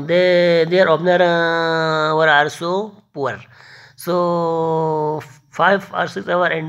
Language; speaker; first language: English; non-native, learner; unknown